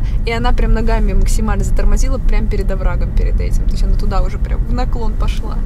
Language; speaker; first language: Russian; native; Russian